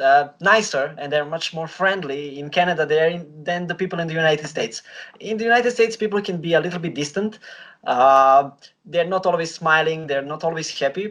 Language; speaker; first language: English; non-native, fluent; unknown